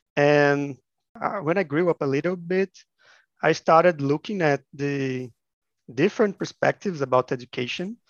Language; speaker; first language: English; non-native, fluent; Portuguese